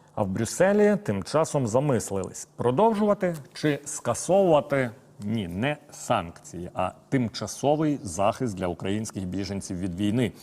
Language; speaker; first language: Ukrainian; native; Ukrainian